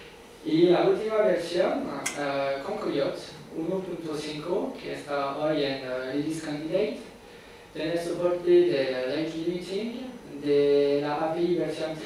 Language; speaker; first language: Spanish; non-native, fluent; French